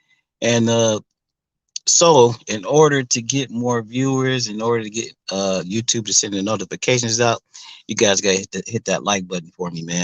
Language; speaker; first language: English; native; English